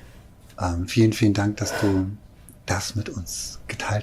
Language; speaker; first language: German; native; German